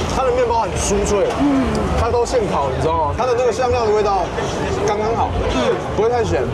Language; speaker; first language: Chinese; native; Chinese